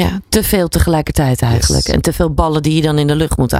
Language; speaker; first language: Dutch; native; Dutch